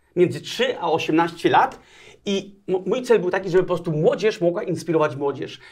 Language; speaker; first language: Polish; early bilingual, other home language; Danish